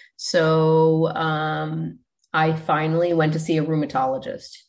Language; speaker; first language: English; native; English